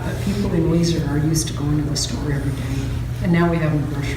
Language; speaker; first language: English; native; English